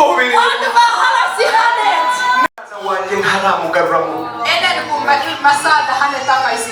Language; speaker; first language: Finnish; non-native, learner; Kinyarwanda